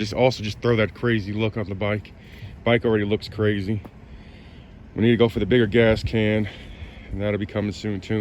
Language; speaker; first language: English; native; English